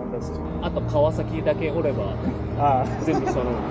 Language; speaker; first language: Japanese; native; Japanese